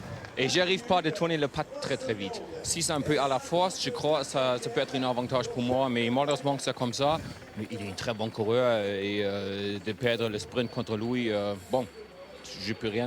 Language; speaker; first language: French; non-native, fluent; German